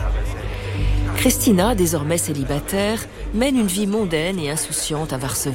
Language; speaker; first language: French; native; French